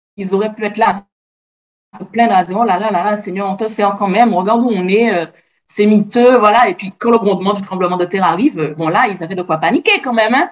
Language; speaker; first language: French; native; French